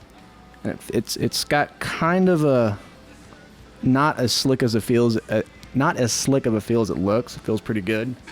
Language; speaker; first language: English; native; English